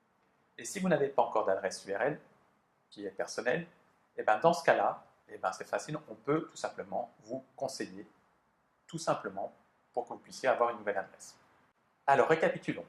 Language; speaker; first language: French; native; French